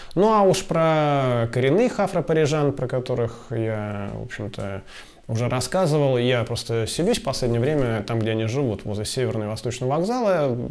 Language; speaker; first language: Russian; native; Russian